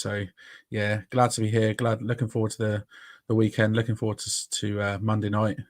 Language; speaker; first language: English; native; English